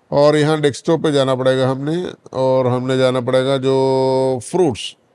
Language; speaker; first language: Hindi; non-native, local second language; Malayalam